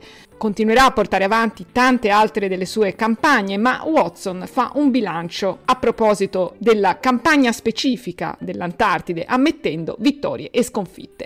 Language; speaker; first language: Italian; native; Italian